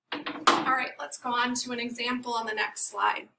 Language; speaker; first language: English; native; English